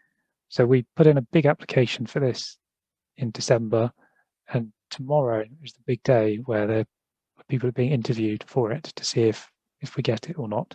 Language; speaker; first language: English; native; English